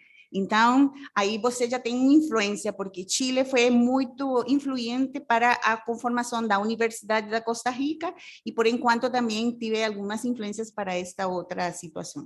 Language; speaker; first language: Portuguese; non-native, fluent; Spanish